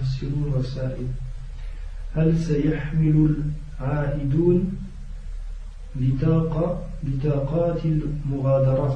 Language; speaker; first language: Arabic; non-native, learner; French